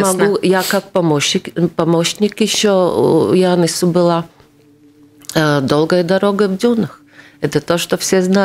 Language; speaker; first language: Russian; non-native, local second language; Latvian